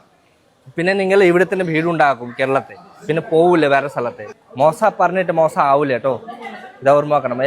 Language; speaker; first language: Malayalam; non-native, local second language; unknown